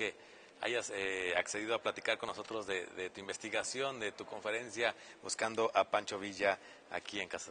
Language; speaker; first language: Spanish; native; Spanish